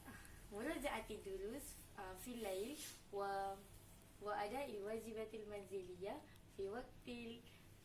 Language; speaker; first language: Arabic; non-native, learner; Indonesian